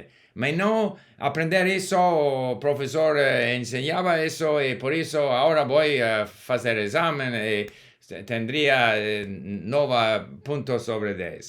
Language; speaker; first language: Portuguese; non-native, learner; English